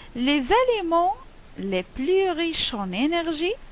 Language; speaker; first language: French; non-native, local second language; Arabic